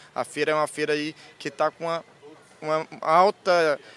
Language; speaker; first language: Portuguese; native; Portuguese